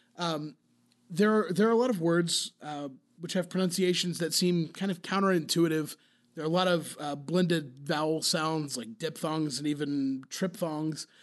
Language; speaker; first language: English; native; English